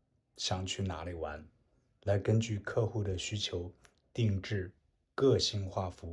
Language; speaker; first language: Chinese; native; Chinese